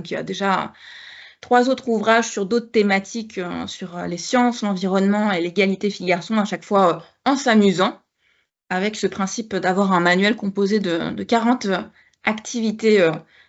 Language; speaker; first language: French; native; French